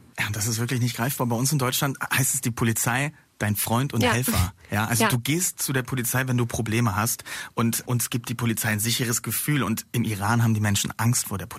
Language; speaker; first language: German; native; German